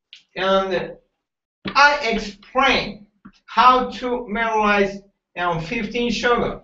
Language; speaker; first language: English; non-native, learner; Japanese